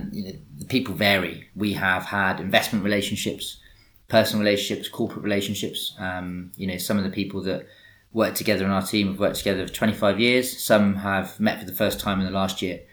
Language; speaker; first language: English; native; English